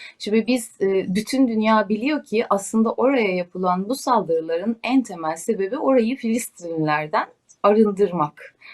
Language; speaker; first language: Turkish; native; Turkish